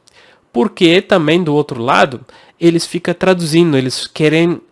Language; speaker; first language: Portuguese; non-native, fluent; English